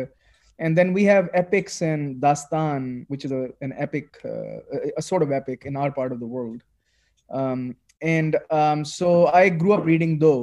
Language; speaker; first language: English; non-native, local second language; Urdu